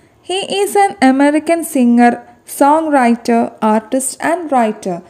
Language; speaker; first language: English; non-native, local second language; Malayalam